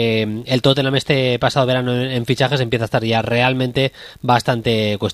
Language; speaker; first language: Spanish; native; Spanish